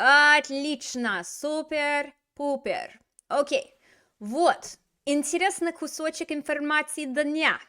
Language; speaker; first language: Russian; non-native, fluent; English